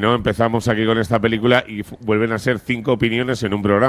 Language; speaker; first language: Spanish; native; Spanish